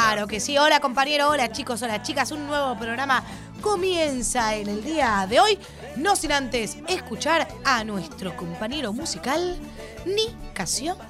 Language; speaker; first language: Spanish; native; Spanish